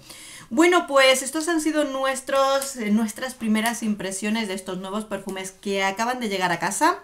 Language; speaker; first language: Spanish; native; Spanish